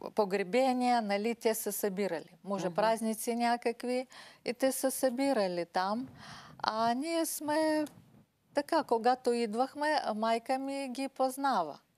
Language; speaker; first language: Bulgarian; non-native, learner; Ukrainian